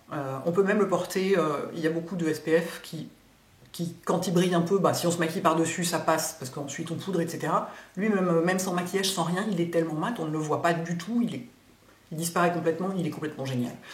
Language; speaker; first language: French; native; French